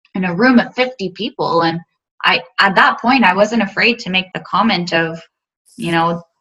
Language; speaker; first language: English; native; English